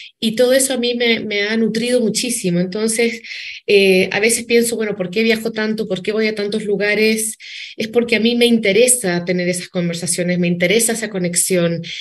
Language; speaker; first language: Spanish; native; Spanish